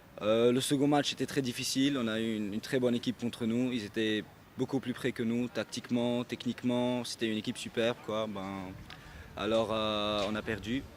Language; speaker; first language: French; non-native, local second language; Arabic